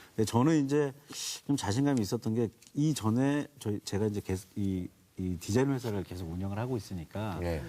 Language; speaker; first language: Korean; native; Korean